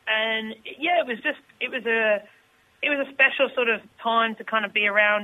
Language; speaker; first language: English; native; English